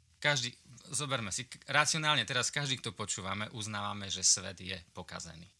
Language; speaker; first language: Slovak; native; Slovak